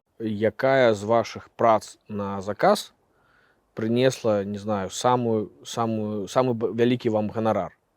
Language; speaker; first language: Belarusian; non-native, local second language; Russian